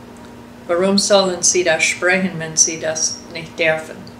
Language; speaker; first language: German; early bilingual, heritage; German